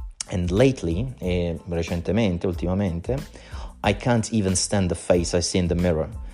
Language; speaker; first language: English; non-native, fluent; Italian